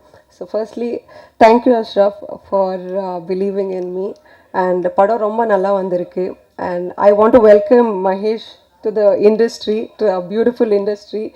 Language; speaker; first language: Tamil; non-native, fluent; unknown